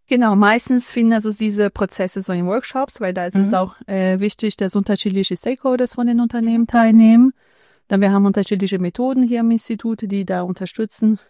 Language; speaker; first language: German; non-native, fluent; Portuguese